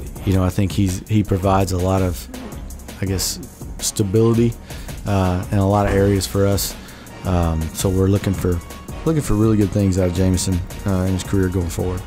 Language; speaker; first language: English; native; English